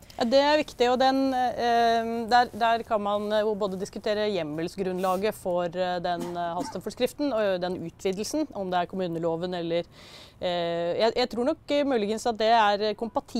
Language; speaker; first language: Norwegian; native; Norwegian